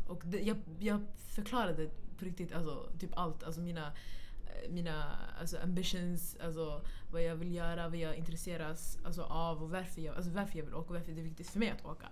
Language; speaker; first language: Swedish; early bilingual, other home language; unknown